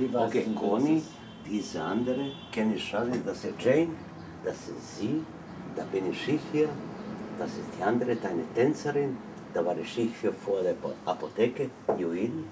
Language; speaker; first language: German; non-native, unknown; Serbian